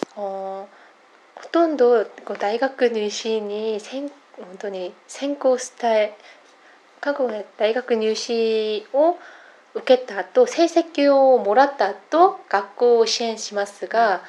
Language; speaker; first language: Japanese; non-native, fluent; Korean